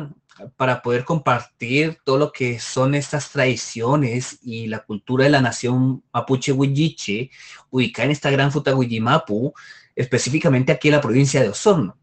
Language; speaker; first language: Spanish; native; Spanish